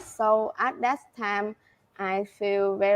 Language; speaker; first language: English; non-native, learner; Vietnamese